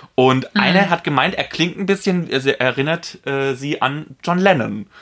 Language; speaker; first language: German; non-native, fluent; Polish